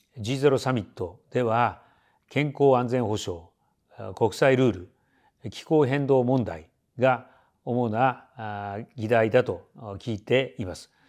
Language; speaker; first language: Japanese; native; Japanese